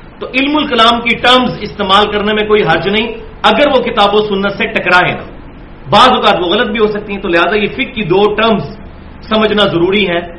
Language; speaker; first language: Urdu; non-native, local second language; Punjabi